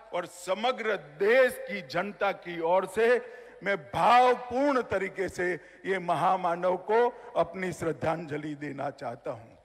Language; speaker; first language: Hindi; non-native, local second language; Gujarati